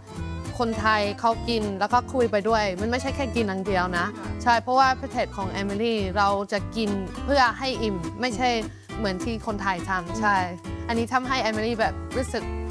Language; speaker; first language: Thai; non-native, fluent; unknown